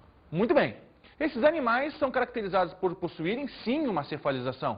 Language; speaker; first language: Portuguese; native; Portuguese